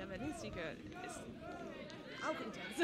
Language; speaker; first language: German; non-native, learner; Dutch